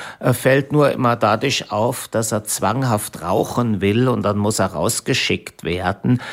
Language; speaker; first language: German; native; German